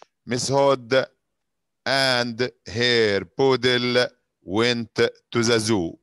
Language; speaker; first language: English; non-native, fluent; Arabic